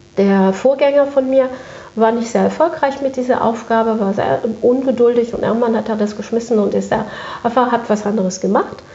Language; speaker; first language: German; non-native, fluent; French